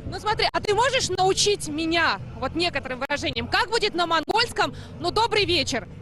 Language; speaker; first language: Russian; native; Russian